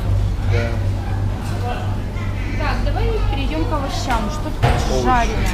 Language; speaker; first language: Russian; native; Russian